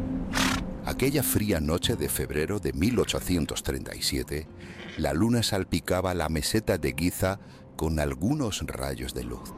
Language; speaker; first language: Spanish; native; Spanish